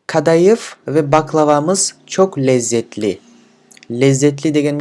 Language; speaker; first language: Turkish; non-native, fluent; Kyrgyz